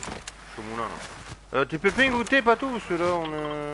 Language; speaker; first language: French; native; French